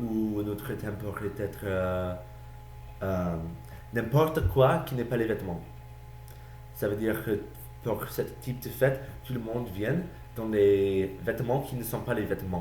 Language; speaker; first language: French; non-native, learner; English